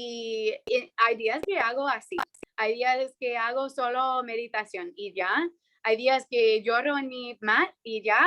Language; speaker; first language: Spanish; non-native, fluent; English